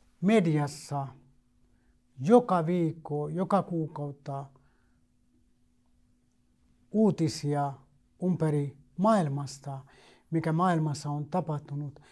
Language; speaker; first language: Finnish; non-native, fluent; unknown